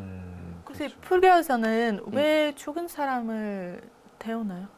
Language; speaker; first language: Korean; non-native, learner; Russian